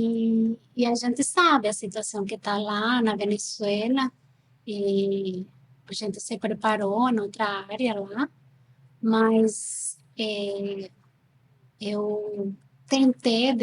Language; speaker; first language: Portuguese; non-native, fluent; Spanish